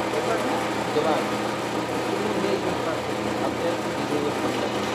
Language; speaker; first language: English; non-native, local second language; Filipino